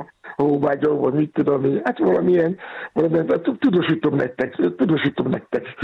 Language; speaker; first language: Hungarian; non-native, learner; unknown